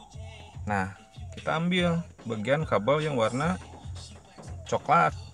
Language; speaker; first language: Indonesian; native; Indonesian